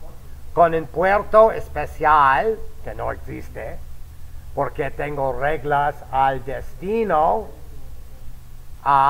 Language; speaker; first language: Spanish; non-native, fluent; English